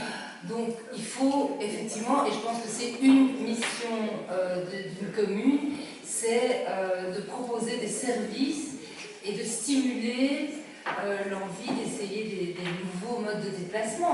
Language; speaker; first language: French; native; French